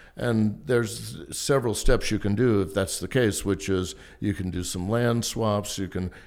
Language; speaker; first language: English; native; English